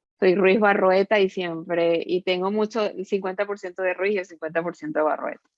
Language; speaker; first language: Spanish; native; Spanish